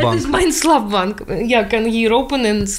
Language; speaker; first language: Dutch; non-native, learner; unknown